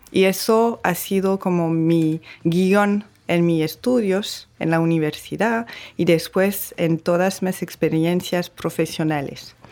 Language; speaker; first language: Spanish; non-native, fluent; French